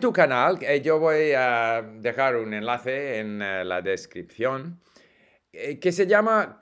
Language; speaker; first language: Spanish; non-native, fluent; English